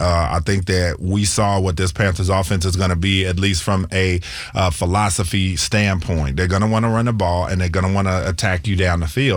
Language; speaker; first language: English; native; English